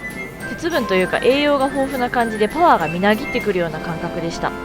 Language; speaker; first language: Japanese; native; Japanese